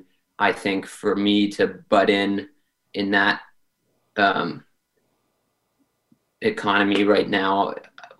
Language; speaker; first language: English; native; English